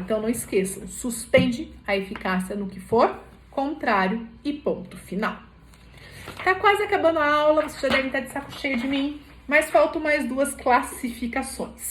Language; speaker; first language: Portuguese; native; Portuguese